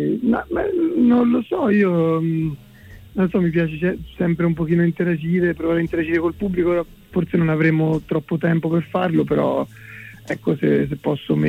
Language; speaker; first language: Italian; native; Italian